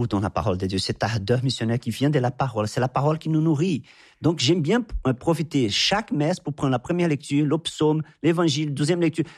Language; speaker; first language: French; non-native, fluent; Portuguese